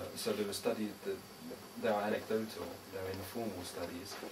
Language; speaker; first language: English; native; English